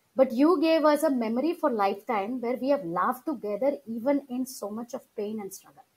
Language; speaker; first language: English; non-native, local second language; Gujarati